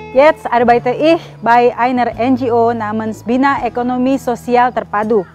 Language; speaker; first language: German; non-native, fluent; Indonesian